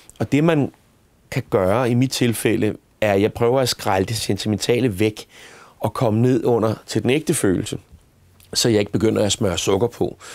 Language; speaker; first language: Danish; native; Danish